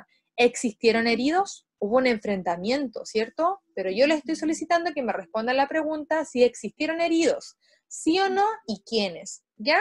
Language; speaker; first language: Spanish; native; Spanish